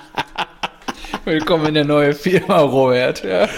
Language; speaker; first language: German; native; German